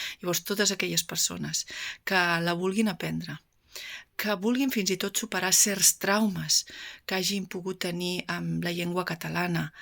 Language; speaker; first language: Catalan; native; Catalan